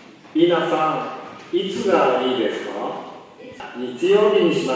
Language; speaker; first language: Japanese; non-native, learner; Indonesian